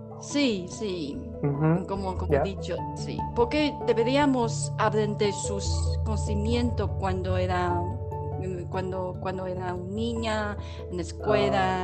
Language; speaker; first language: Spanish; non-native, learner; Chinese